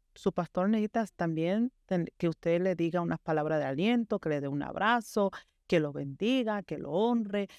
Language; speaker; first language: Spanish; early bilingual, heritage; Spanish